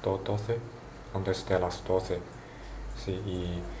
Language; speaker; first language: Spanish; non-native, learner; Chinese